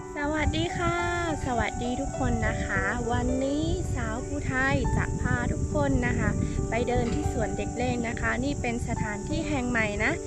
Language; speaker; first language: Thai; native; Thai